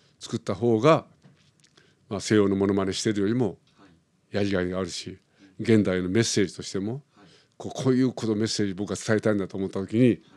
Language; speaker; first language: Japanese; native; Japanese